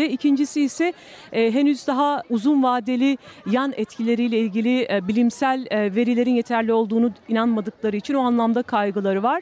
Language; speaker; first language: Turkish; native; Turkish